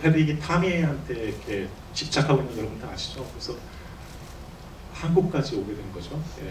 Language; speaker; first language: Korean; native; Korean